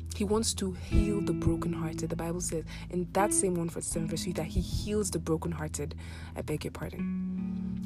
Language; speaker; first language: English; non-native, local second language; Yoruba